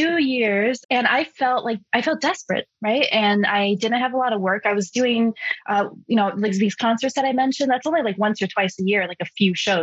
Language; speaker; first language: English; early bilingual, other home language; Chinese